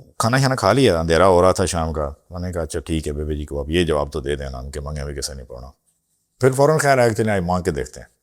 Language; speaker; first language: Urdu; non-native, local second language; Punjabi